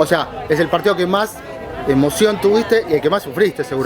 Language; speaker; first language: Spanish; native; Spanish